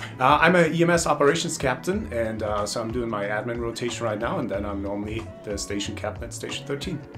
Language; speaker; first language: English; non-native, fluent; German